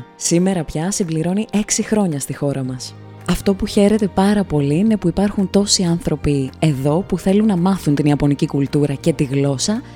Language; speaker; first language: Greek; native; Greek